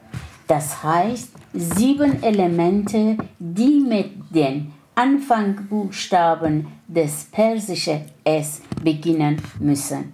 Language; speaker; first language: German; non-native, learner; Persian